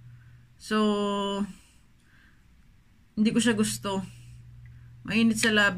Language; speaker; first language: Filipino; native; Filipino